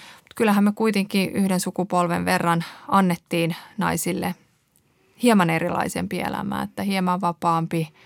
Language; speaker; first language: Finnish; early bilingual, other home language; Persian